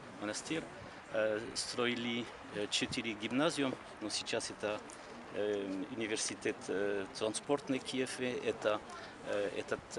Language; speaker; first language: Russian; non-native, learner; French